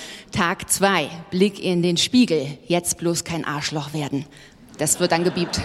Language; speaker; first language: German; native; German